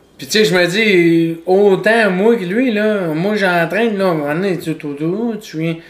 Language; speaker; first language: French; native; French